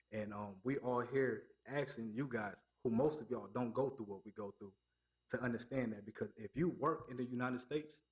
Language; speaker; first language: English; native; English